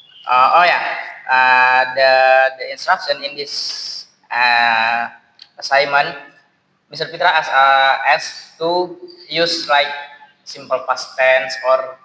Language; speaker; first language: English; non-native, learner; Indonesian